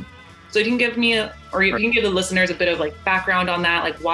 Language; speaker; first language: English; early bilingual, other home language; Spanish